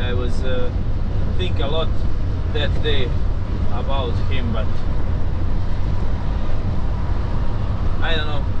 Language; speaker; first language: English; non-native, learner; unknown